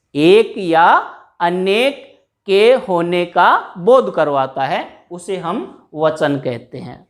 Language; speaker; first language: Hindi; native; Hindi